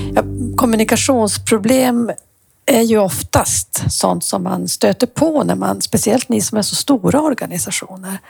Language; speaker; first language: Swedish; native; Swedish